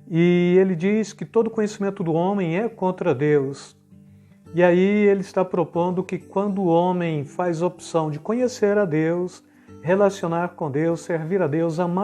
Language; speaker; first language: Portuguese; native; Portuguese